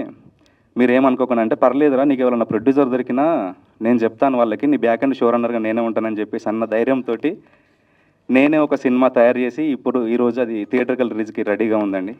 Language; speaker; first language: Telugu; native; Telugu